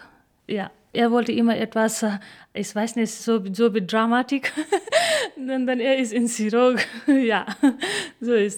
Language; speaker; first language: German; non-native, learner; Nepali